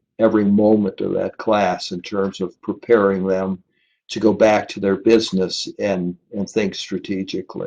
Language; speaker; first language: English; native; English